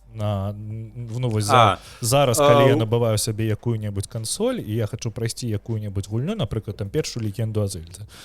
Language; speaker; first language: Belarusian; non-native, local second language; Russian